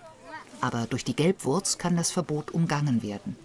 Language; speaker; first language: German; native; German